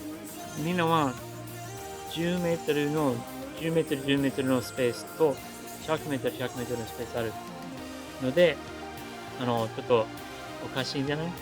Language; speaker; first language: Japanese; non-native, learner; English